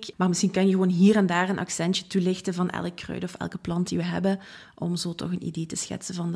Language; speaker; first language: Dutch; native; Dutch